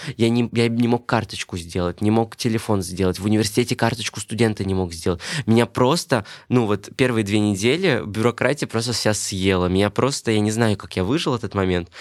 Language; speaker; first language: Russian; native; Russian